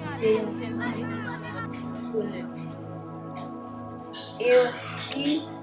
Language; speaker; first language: French; non-native, local second language; Haitian Creole